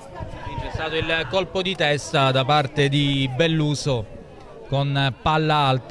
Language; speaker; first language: Italian; native; Italian